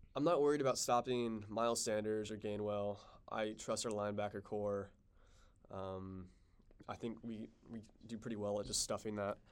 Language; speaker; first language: English; native; English